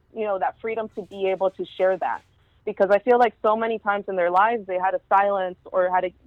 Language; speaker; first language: English; early bilingual, other home language; Spanish